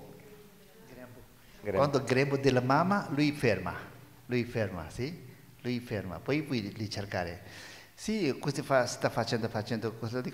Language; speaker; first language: Italian; non-native, learner; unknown